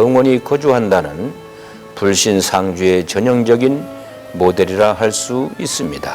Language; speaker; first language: Korean; native; Korean